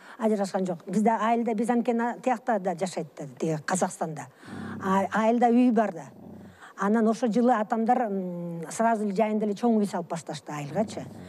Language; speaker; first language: Kyrgyz; early bilingual, other home language; Russian